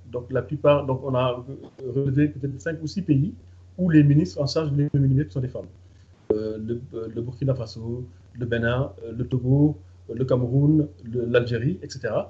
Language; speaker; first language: French; non-native, local second language; Fula